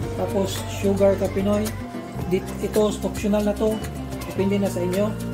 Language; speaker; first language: Filipino; non-native, local second language; Cebuano